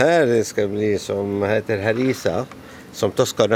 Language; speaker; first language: Swedish; non-native, learner; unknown